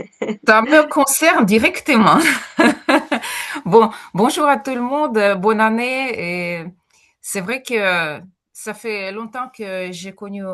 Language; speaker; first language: French; non-native, fluent; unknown